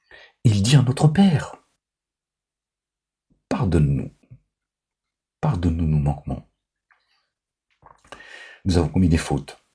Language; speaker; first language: French; native; French